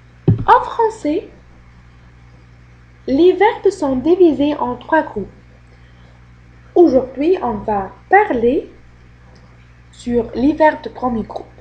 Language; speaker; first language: French; non-native, fluent; Arabic